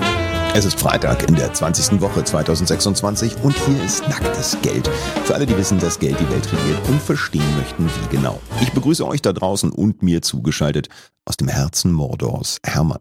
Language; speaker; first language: German; native; German